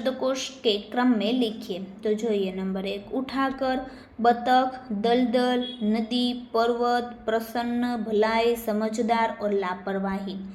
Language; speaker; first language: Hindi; non-native, local second language; Gujarati